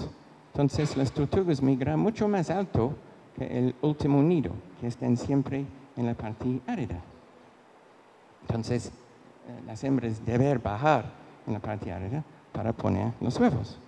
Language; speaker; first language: Spanish; non-native, fluent; English